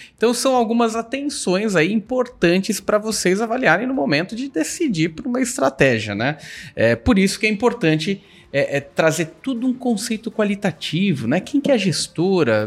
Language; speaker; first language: Portuguese; native; Portuguese